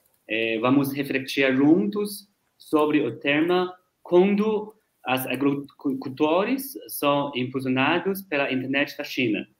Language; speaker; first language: Portuguese; non-native, learner; Chinese